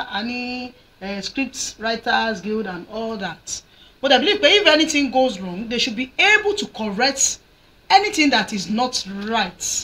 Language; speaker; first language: English; non-native, local second language; Yoruba